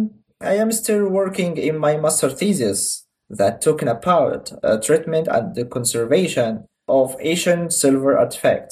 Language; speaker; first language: English; non-native, learner; Arabic